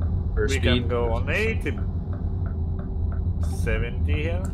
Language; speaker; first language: English; non-native, learner; Lithuanian